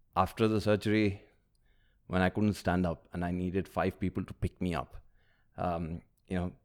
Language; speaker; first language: English; early bilingual, other home language; Malayalam